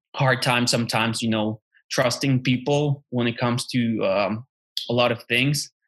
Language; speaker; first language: English; non-native, fluent; Spanish